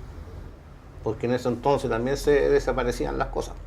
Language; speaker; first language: Spanish; native; Spanish